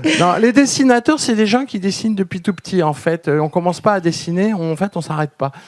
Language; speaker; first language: French; native; French